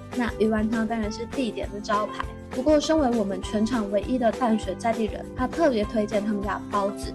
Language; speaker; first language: Chinese; native; Chinese